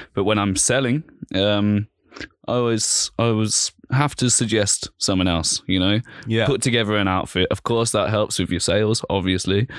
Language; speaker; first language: English; native; English